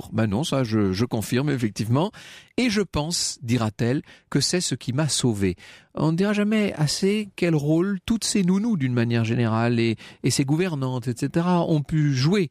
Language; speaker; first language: French; native; French